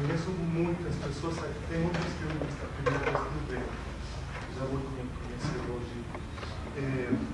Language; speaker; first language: Portuguese; non-native, fluent; Spanish